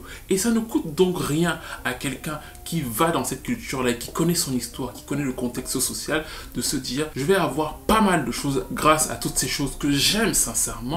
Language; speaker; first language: French; native; French